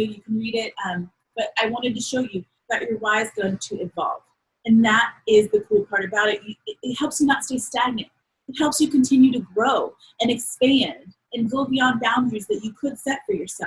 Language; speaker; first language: English; native; English